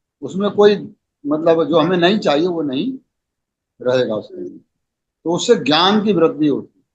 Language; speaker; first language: Hindi; native; Hindi